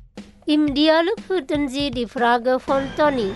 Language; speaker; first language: German; non-native, fluent; Indonesian